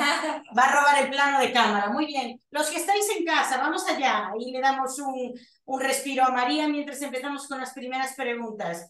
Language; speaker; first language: Spanish; native; Spanish